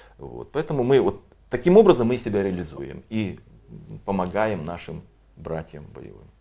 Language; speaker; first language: Russian; native; Russian